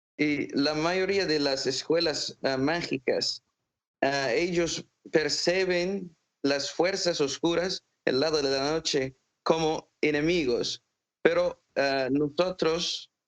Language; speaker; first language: Spanish; non-native, fluent; English